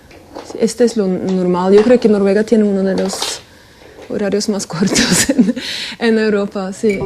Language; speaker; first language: Spanish; non-native, fluent; Norwegian